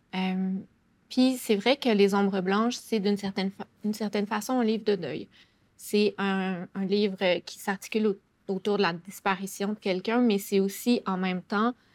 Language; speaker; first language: French; native; French